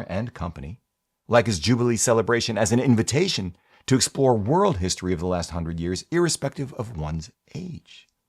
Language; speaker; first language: English; native; English